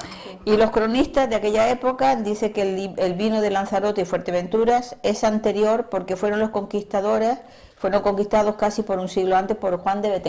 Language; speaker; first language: Spanish; native; Spanish